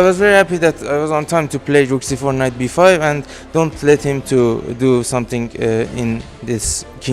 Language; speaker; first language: English; non-native, fluent; Persian